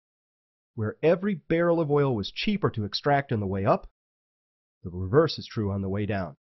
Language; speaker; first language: English; native; English